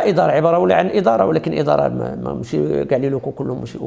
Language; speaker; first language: Arabic; native; Arabic